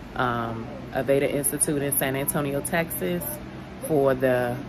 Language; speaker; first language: English; native; English